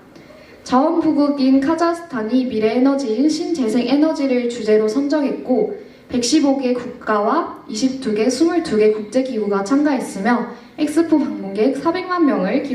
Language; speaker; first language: Korean; native; Korean